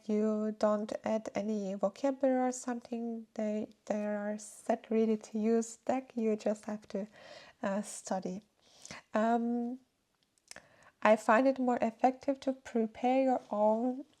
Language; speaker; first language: English; non-native, fluent; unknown